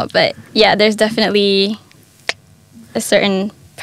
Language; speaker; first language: English; non-native, local second language; Malay